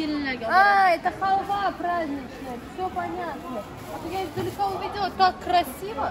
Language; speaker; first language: Russian; native; Russian